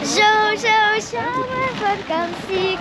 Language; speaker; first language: Dutch; native; Dutch